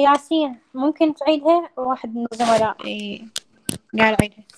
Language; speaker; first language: Arabic; native; Arabic